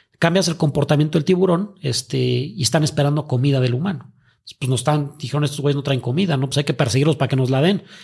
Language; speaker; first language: Spanish; native; Spanish